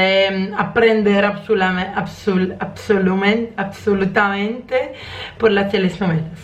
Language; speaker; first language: Spanish; non-native, fluent; Croatian